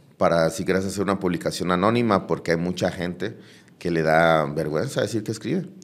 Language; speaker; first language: Spanish; native; Spanish